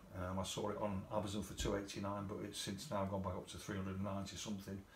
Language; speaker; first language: English; native; English